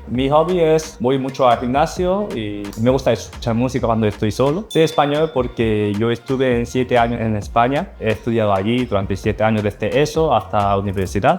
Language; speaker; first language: Spanish; non-native, learner; Korean